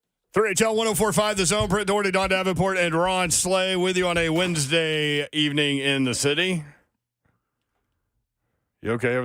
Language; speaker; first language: English; native; English